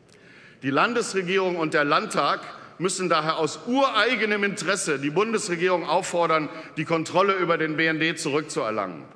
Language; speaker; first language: German; native; German